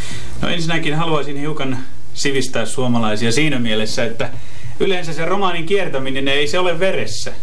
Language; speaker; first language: Finnish; native; Finnish